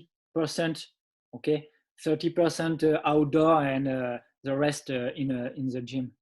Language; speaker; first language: English; non-native, learner; French